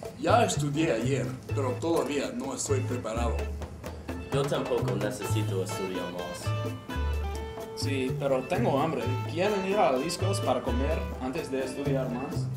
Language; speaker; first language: Spanish; non-native, learner; English